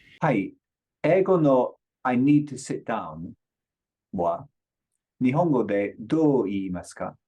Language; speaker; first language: Japanese; non-native, learner; English